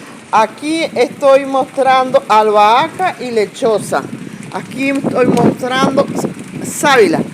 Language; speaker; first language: Spanish; native; Spanish